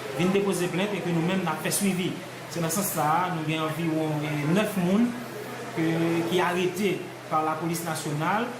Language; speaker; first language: Haitian Creole; native; Haitian Creole